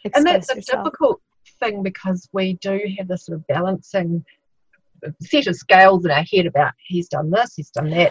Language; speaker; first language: English; native; English